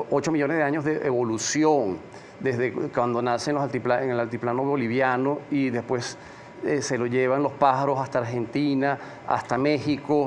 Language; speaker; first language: Spanish; native; Spanish